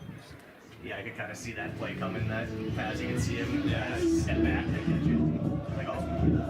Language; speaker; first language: English; native; English